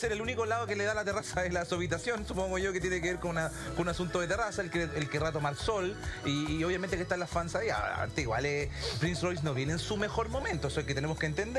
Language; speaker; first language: Spanish; native; Spanish